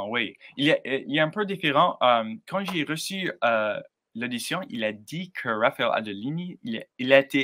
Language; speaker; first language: French; non-native, learner; English